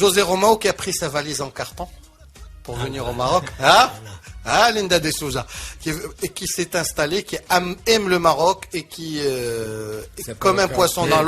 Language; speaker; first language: French; non-native, local second language; Arabic